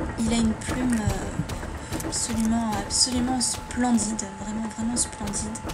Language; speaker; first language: French; native; French